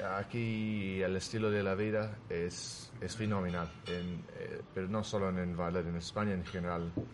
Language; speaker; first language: Spanish; non-native, fluent; English